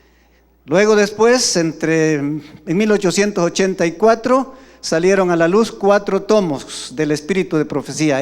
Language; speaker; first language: Spanish; native; Spanish